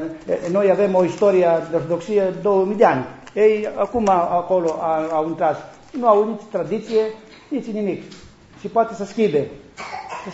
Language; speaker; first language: Romanian; non-native, learner; Greek